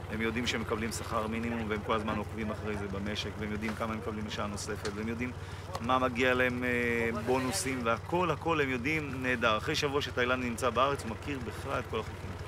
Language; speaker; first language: Hebrew; native; Hebrew